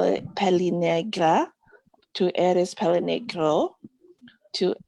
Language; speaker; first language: Spanish; non-native, learner; English